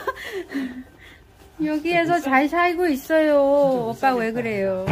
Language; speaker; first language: Korean; non-native, learner; Vietnamese